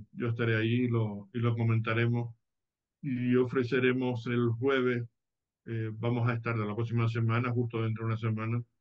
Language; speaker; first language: Spanish; native; Spanish